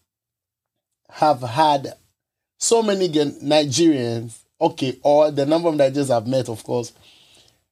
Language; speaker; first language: English; non-native, local second language; Ewe